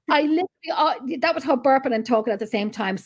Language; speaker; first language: English; native; English